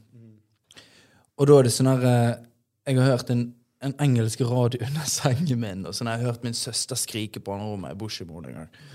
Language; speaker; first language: Norwegian; native; Norwegian